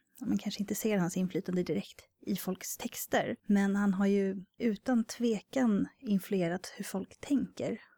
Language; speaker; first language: Swedish; native; Swedish